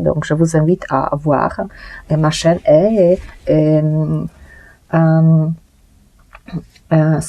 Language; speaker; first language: French; non-native, fluent; Polish